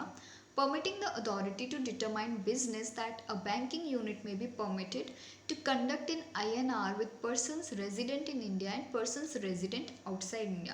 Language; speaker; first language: English; non-native, local second language; Hindi